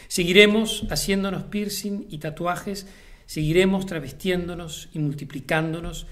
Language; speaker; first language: Spanish; native; Spanish